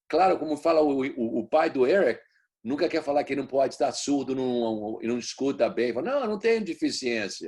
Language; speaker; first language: Portuguese; early bilingual, heritage; Portuguese